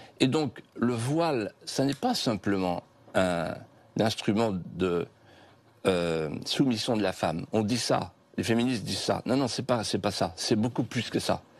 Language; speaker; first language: French; native; French